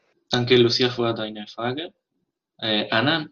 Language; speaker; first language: German; non-native, learner; Spanish